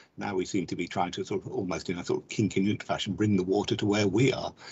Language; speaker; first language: English; native; English